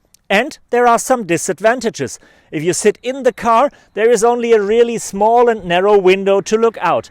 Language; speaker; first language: English; non-native, fluent; German